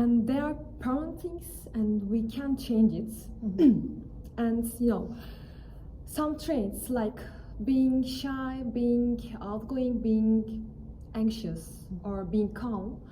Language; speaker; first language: English; non-native, fluent; Turkish